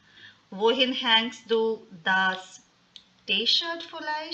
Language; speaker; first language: German; non-native, fluent; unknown